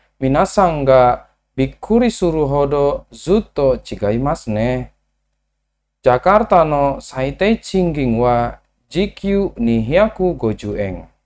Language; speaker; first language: Japanese; non-native, learner; Indonesian